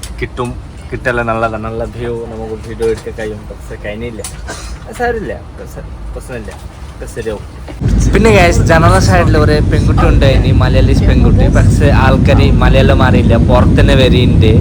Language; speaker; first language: Malayalam; non-native, learner; Bangla